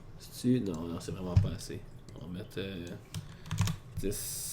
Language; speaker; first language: French; native; French